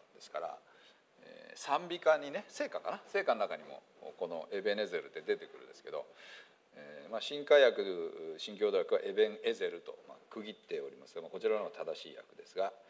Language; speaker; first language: Japanese; native; Japanese